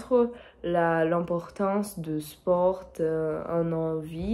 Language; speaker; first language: French; non-native, fluent; Portuguese